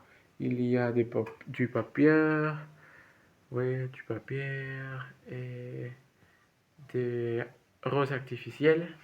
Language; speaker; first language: French; non-native, learner; Spanish